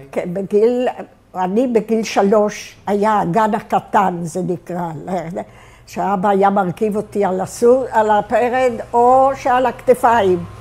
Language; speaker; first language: Hebrew; native; Hebrew